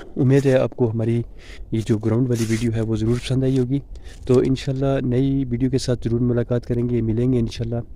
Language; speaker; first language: Urdu; non-native, local second language; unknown